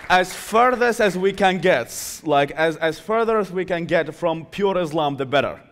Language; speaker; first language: English; non-native, fluent; Arabic